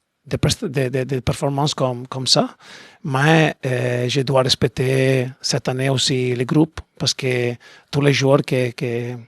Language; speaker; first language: French; non-native, learner; Italian